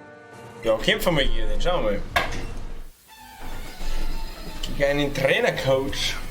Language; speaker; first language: German; native; German